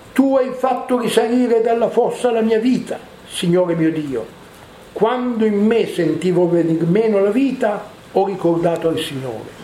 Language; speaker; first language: Italian; native; Italian